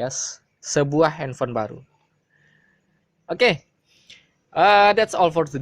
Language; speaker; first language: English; non-native, fluent; Indonesian